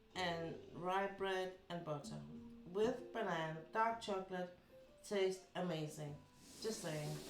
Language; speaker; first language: English; non-native, fluent; Danish